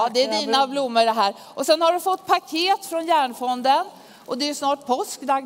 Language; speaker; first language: Swedish; native; Swedish